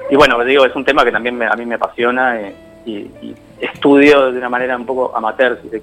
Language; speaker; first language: Spanish; native; Spanish